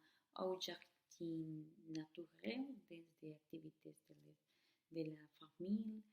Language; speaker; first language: French; non-native, learner; Spanish